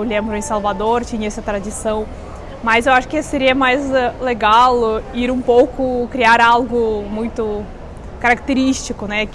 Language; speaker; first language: Portuguese; non-native, fluent; Russian